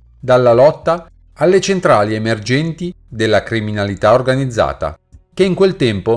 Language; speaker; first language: Italian; native; Italian